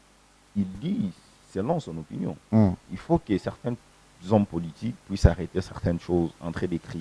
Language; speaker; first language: French; non-native, local second language; Lingala